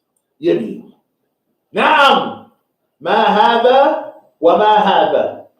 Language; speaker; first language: Arabic; non-native, fluent; English